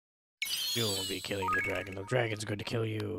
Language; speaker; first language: English; native; English